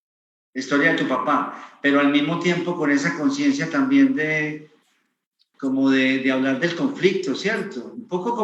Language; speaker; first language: Spanish; native; Spanish